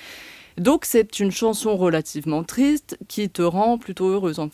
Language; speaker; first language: French; native; French